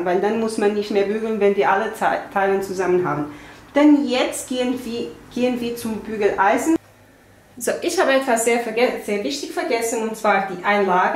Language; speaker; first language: German; non-native, fluent; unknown